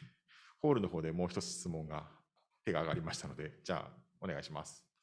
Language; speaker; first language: Japanese; native; Japanese